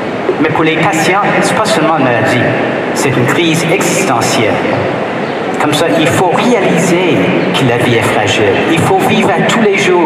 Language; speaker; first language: French; non-native, fluent; English